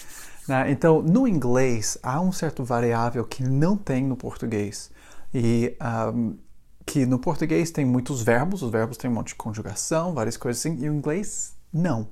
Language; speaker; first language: Portuguese; non-native, fluent; English